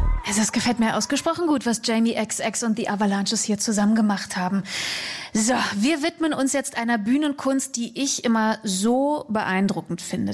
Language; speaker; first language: German; native; German